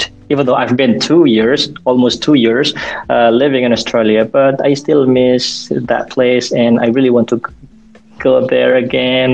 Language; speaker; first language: English; non-native, fluent; Indonesian